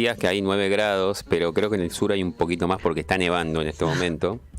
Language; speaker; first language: Spanish; native; Spanish